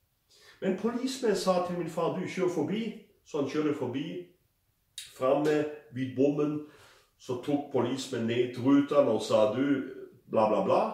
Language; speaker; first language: Swedish; non-native, fluent; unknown